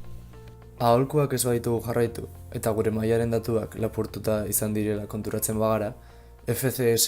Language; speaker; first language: Basque; non-native, local second language; Spanish